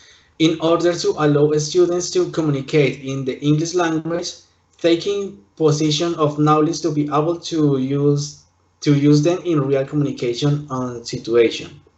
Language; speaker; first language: English; non-native, learner; Spanish